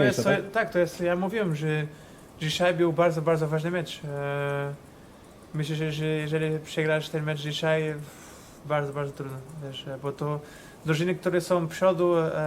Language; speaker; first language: Polish; non-native, fluent; Portuguese